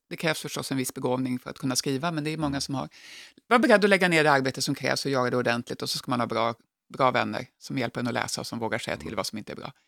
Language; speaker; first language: Swedish; native; Swedish